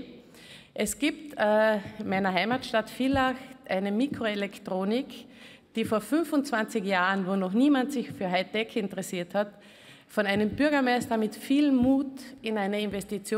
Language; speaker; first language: German; native; German